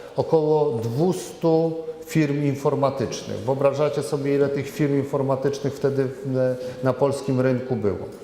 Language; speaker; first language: Polish; native; Polish